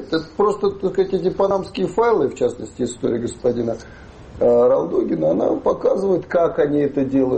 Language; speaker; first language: Russian; native; Russian